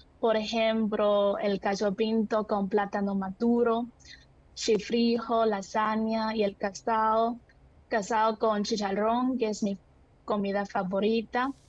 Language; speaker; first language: Spanish; non-native, fluent; Chinese